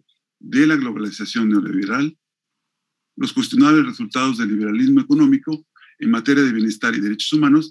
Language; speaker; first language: Spanish; native; Spanish